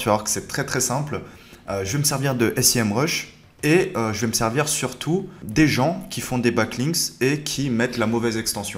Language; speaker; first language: French; native; French